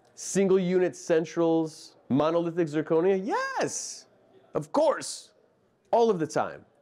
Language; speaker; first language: English; native; English